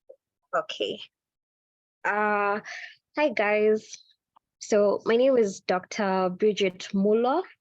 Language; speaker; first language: English; non-native, local second language; Swahili